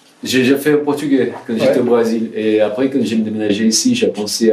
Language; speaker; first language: French; non-native, learner; Portuguese